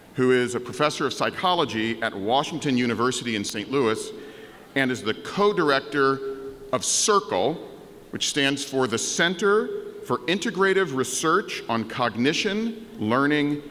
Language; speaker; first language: English; native; English